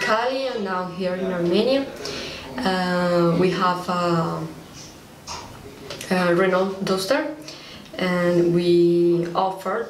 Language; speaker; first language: English; non-native, learner; Spanish